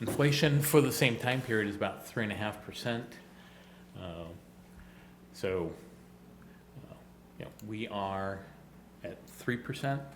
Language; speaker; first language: English; native; English